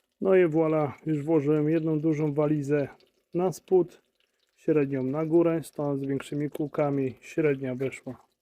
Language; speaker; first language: Polish; native; Polish